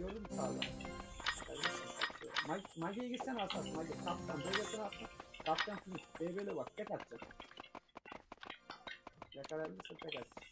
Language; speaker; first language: Turkish; native; Turkish